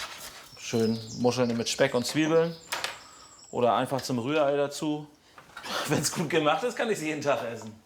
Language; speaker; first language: German; native; German